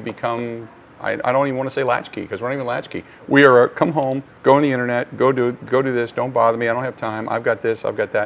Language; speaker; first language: English; native; English